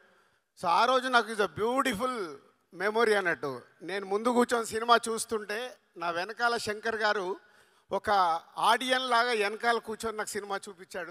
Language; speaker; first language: Telugu; native; Telugu